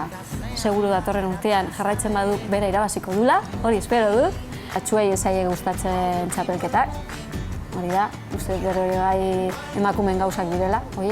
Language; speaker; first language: Basque; non-native, learner; Spanish